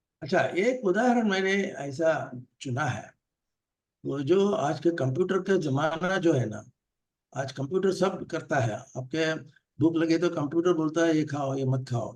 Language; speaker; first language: Hindi; non-native, local second language; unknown